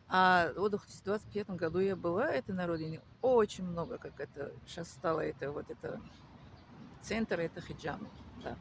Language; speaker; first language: Russian; non-native, learner; Tajik